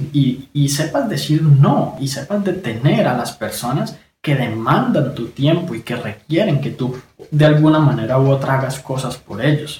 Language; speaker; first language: Spanish; native; Spanish